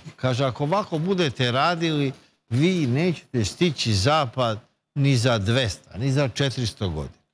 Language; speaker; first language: Bosnian; native; Bosnian